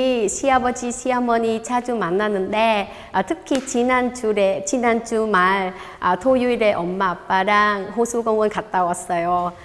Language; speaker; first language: Korean; non-native, learner; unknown